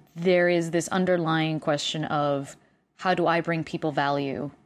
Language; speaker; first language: English; non-native, fluent; Spanish